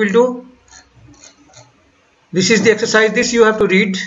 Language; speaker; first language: English; non-native, local second language; Hindi